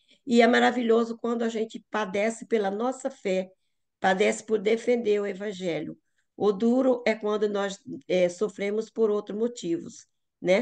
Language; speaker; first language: Portuguese; native; Portuguese